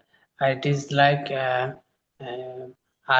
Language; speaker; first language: English; non-native, learner; Bangla